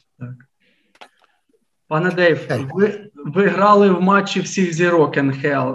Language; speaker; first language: Ukrainian; native; Ukrainian